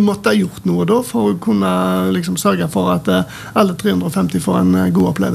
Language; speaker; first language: Norwegian; native; Norwegian